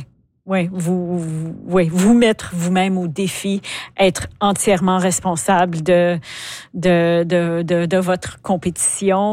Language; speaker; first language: French; native; French